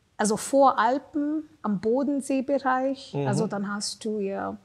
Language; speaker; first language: German; non-native, fluent; Swahili